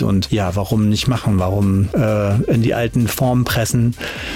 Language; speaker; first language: German; native; German